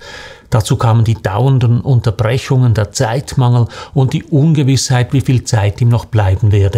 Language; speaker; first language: German; native; German